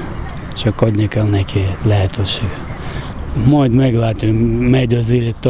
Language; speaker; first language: Hungarian; non-native, learner; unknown